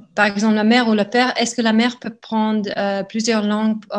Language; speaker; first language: French; non-native, fluent; Spanish